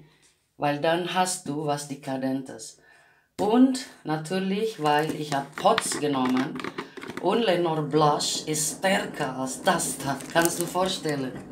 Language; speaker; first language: German; non-native, learner; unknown